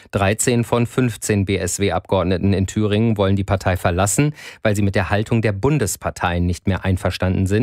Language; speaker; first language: German; native; German